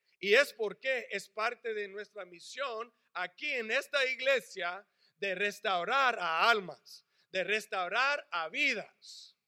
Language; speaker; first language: Spanish; early bilingual, heritage; English